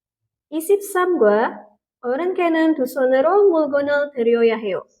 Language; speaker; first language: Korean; non-native, fluent; Indonesian